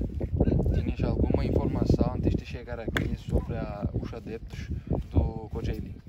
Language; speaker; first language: Portuguese; non-native, fluent; Turkish